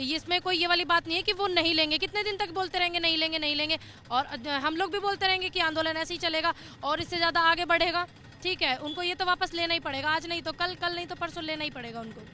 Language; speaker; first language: Hindi; native; Hindi